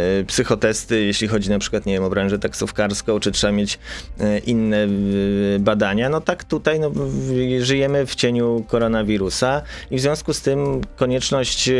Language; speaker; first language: Polish; native; Polish